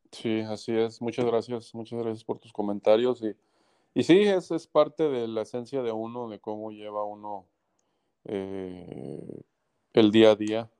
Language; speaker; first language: Spanish; native; Spanish